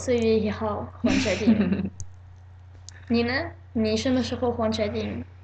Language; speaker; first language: Chinese; non-native, learner; French